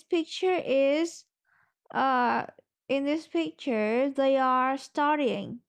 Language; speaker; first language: English; non-native, learner; Vietnamese